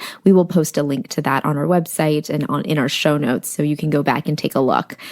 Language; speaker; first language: English; native; English